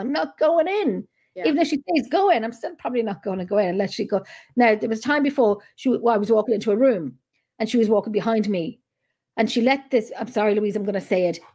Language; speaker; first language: English; native; English